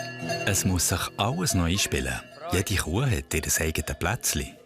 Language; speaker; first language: German; native; German